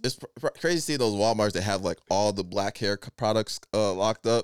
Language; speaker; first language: English; non-native, local second language; Igbo